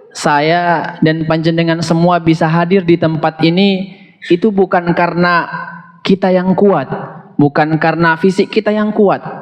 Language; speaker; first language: Indonesian; native; Indonesian